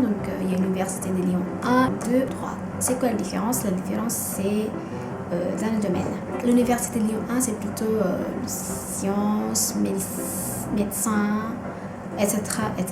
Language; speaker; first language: French; non-native, fluent; Indonesian